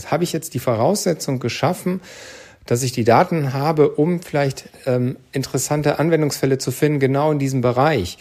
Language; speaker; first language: German; native; German